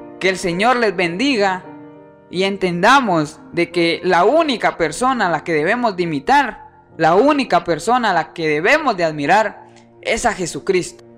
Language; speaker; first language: Spanish; native; Spanish